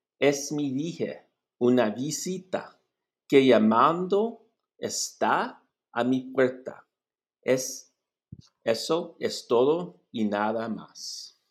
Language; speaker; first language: Spanish; non-native, learner; English